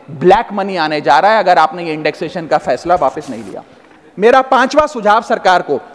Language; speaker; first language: Hindi; native; Hindi